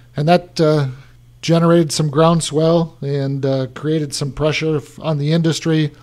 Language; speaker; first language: English; native; English